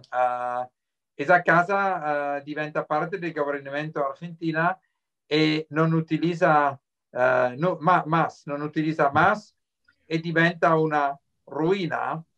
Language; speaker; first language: Spanish; non-native, fluent; Swiss German